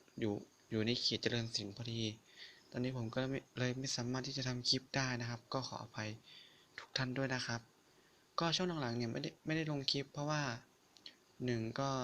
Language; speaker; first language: Thai; native; Thai